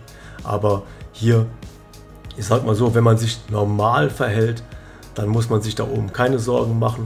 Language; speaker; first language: German; native; German